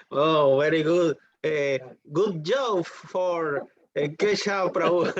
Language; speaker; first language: English; non-native, learner; Spanish